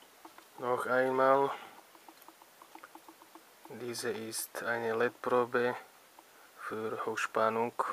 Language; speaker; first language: German; non-native, learner; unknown